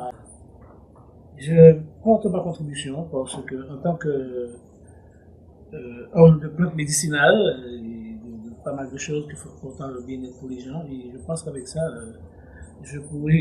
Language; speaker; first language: French; native; French